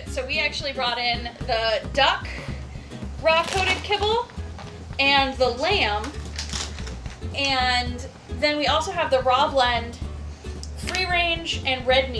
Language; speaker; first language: English; native; English